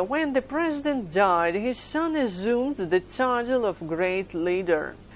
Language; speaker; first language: English; non-native, fluent; Ukrainian